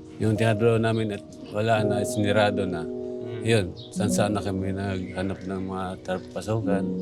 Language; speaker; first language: Filipino; non-native, local second language; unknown